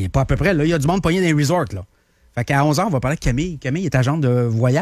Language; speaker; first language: French; native; French